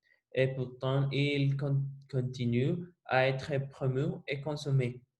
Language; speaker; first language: French; non-native, learner; Spanish